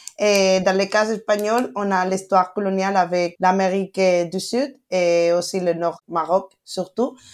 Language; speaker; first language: French; non-native, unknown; Spanish